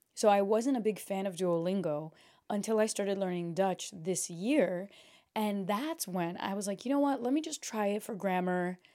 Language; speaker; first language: English; early bilingual, other home language; Portuguese